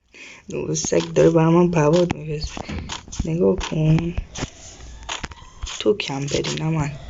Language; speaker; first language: Persian; native; Persian